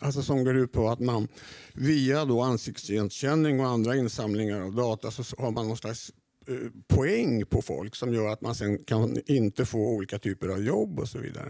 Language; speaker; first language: Swedish; native; Swedish